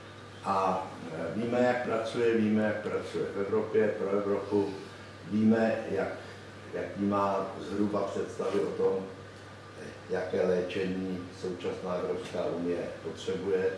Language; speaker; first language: Czech; native; Czech